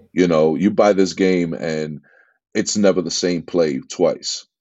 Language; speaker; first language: English; native; English